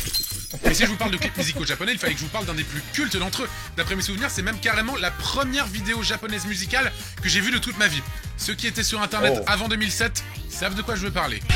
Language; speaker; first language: French; native; French